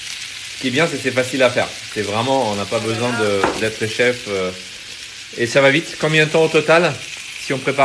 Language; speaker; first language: French; native; French